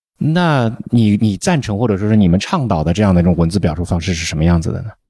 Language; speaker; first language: Chinese; native; Chinese